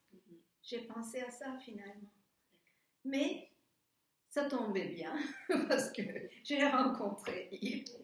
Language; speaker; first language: French; non-native, fluent; Turkish